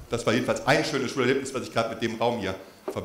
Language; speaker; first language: German; native; German